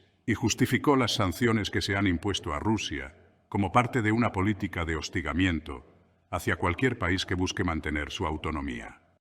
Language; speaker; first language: Spanish; native; Spanish